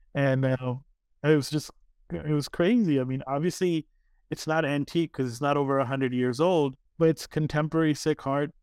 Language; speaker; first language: English; early bilingual, other home language; Arabic